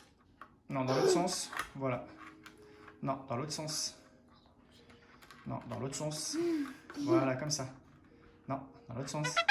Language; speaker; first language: French; native; French